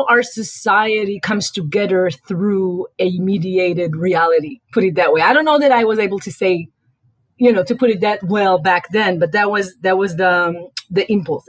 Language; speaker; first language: English; non-native, fluent; Hebrew